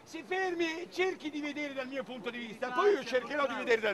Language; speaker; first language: Italian; native; Italian